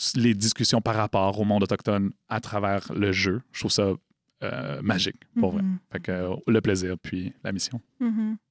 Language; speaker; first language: French; native; French